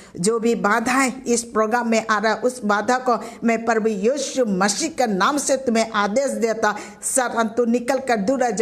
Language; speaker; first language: Hindi; non-native, local second language; Assamese